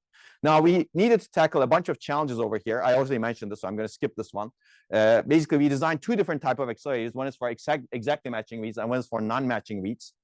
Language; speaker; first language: English; non-native, fluent; Turkish